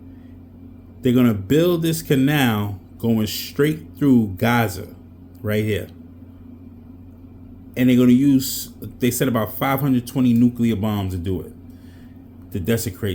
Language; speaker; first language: English; native; English